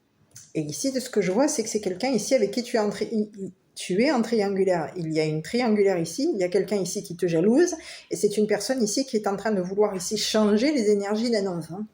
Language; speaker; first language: French; native; French